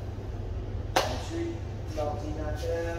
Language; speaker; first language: French; early bilingual, other home language; Vietnamese